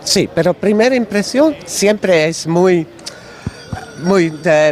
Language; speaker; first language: Spanish; non-native, learner; Dutch